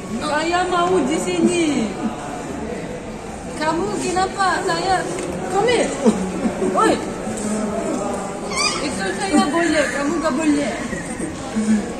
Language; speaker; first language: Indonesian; non-native, learner; Russian